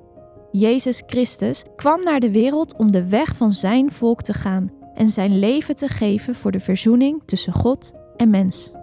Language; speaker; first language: Dutch; native; Dutch